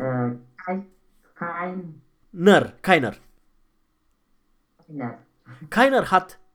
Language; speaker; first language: German; non-native, fluent; Romanian